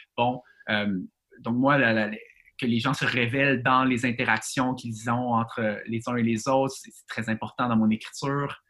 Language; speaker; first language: French; native; French